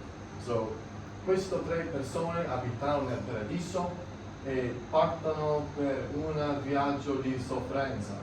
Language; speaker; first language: Italian; non-native, learner; English